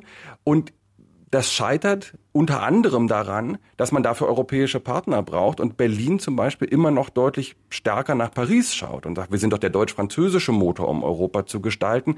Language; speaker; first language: German; native; German